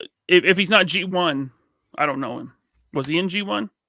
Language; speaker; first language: English; native; English